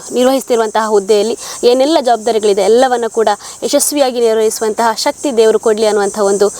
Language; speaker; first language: Kannada; native; Kannada